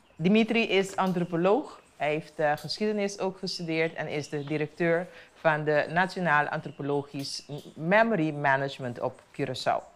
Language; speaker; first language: Dutch; non-native, local second language; Papiamento